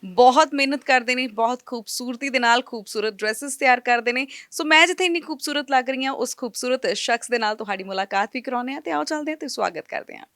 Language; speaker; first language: Punjabi; native; Punjabi